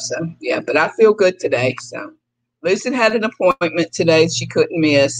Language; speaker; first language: English; native; English